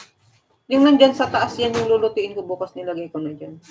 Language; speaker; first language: Filipino; native; Filipino